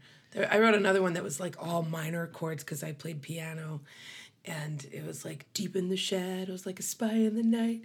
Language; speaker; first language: English; native; English